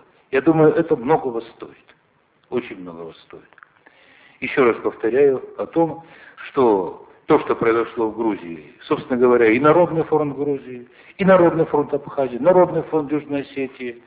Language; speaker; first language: Russian; non-native, local second language; Ossetic